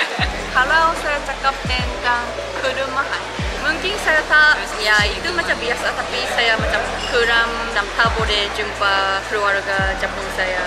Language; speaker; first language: Indonesian; non-native, fluent; Japanese